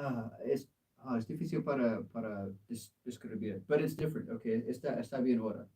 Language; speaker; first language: Spanish; non-native, learner; English